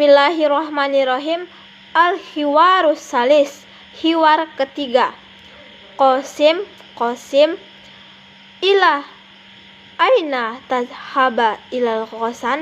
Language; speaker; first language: Arabic; non-native, learner; Indonesian